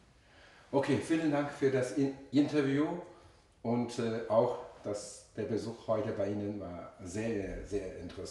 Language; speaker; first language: German; non-native, fluent; Chinese